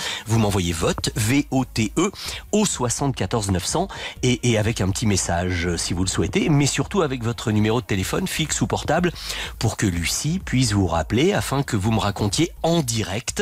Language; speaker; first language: French; native; French